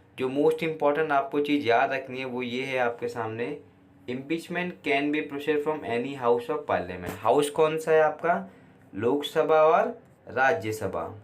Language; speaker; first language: Hindi; native; Hindi